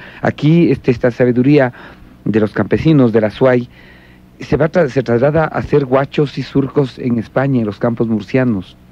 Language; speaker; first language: Spanish; native; Spanish